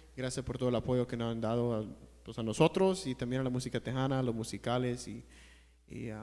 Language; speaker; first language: Spanish; early bilingual, other home language; English